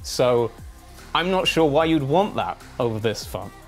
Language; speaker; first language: English; native; English